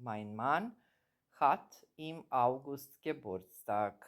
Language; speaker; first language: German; non-native, fluent; Serbian